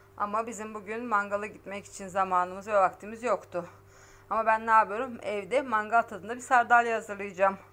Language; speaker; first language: Turkish; native; Turkish